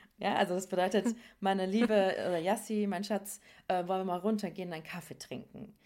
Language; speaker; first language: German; native; German